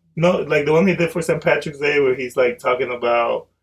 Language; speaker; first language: English; early bilingual, other home language; Spanish